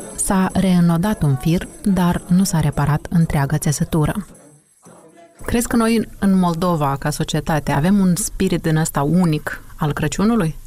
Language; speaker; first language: Romanian; native; Romanian